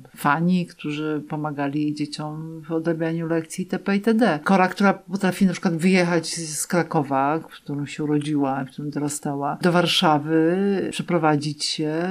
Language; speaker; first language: Polish; native; Polish